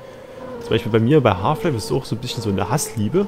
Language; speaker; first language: German; native; German